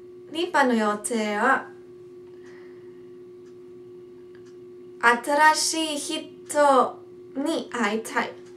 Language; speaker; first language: Japanese; non-native, learner; English